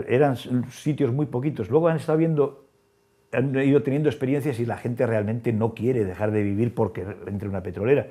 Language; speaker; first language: Spanish; native; Spanish